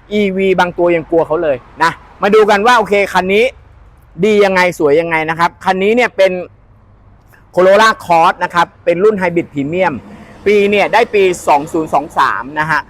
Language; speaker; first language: Thai; native; Thai